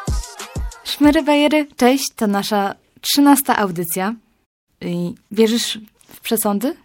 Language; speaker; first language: Polish; native; Polish